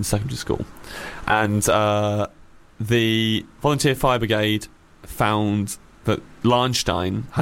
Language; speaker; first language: English; native; English